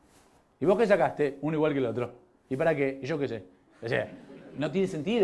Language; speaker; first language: Spanish; native; Spanish